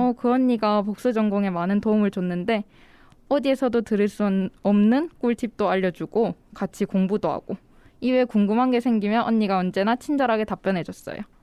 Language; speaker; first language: Korean; native; Korean